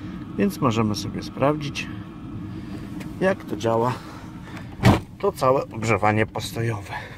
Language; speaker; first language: Polish; native; Polish